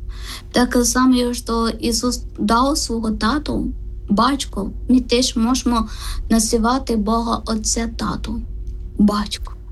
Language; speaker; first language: Ukrainian; non-native, learner; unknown